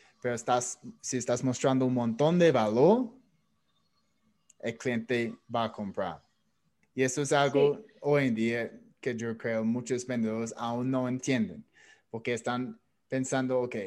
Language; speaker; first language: Spanish; non-native, fluent; English